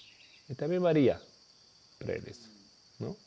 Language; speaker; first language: Portuguese; non-native, fluent; Spanish